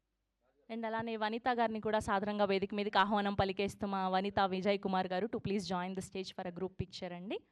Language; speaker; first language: Telugu; native; Telugu